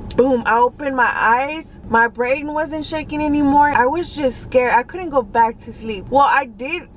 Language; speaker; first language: English; early bilingual, other home language; Spanish